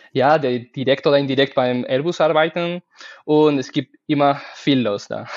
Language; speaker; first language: German; non-native, learner; Spanish